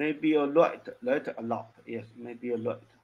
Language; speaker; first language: English; non-native, learner; Chinese